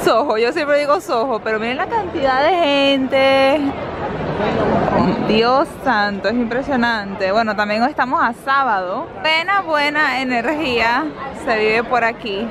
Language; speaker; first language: Spanish; native; Spanish